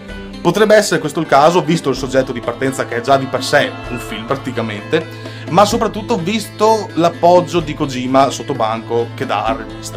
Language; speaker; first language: Italian; native; Italian